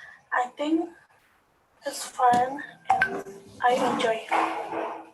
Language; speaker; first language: English; non-native, learner; Indonesian